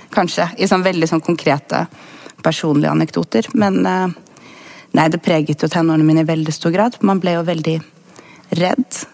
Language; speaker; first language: Norwegian; native; Norwegian